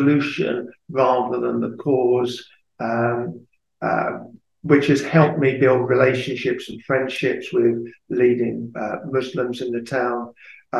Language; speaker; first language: English; native; English